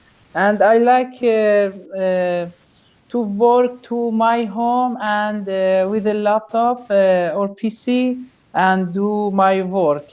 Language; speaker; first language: English; non-native, learner; Persian